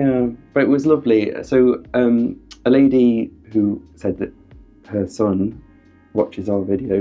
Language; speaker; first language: English; native; English